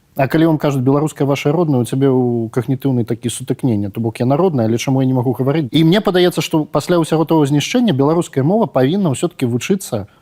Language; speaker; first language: Belarusian; non-native, local second language; Russian